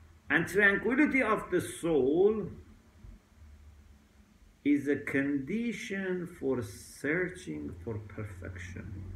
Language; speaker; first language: English; non-native, fluent; Persian